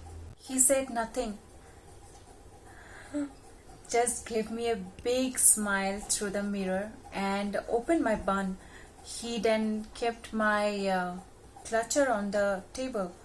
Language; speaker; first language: English; non-native, local second language; Hindi